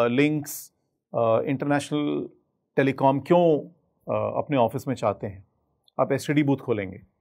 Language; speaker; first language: Hindi; native; Hindi